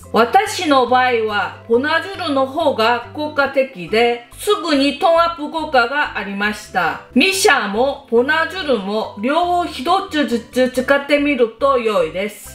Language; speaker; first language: Japanese; non-native, fluent; Korean